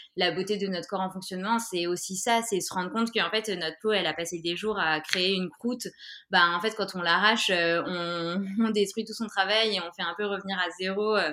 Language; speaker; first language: French; native; French